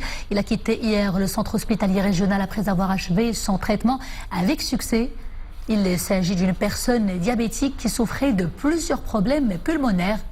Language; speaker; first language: French; non-native, local second language; Arabic